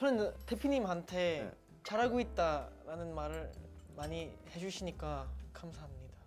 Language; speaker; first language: Korean; non-native, fluent; English